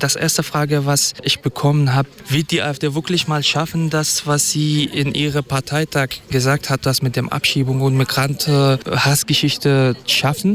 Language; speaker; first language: German; non-native, fluent; Kurdish